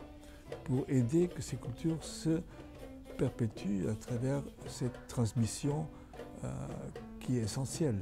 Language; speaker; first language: French; non-native, fluent; Catalan